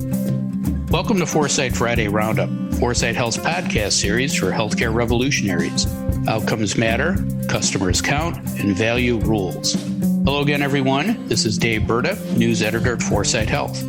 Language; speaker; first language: English; native; English